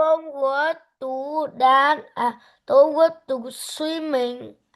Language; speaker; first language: English; non-native, learner; Vietnamese